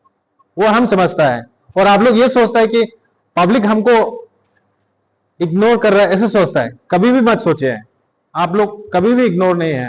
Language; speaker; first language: Hindi; non-native, local second language; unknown